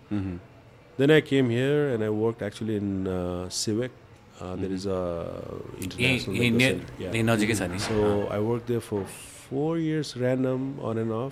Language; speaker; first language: English; non-native, local second language; Maithili